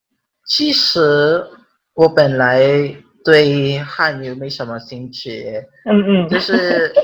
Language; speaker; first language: Chinese; non-native, learner; Filipino